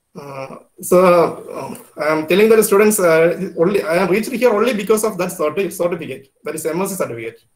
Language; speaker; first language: English; non-native, local second language; Malayalam